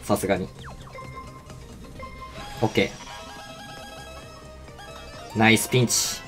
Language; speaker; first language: Japanese; native; Japanese